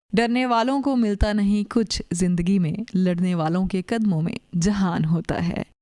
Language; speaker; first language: Hindi; non-native, local second language; Punjabi